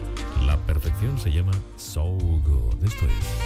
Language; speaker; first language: Spanish; native; Spanish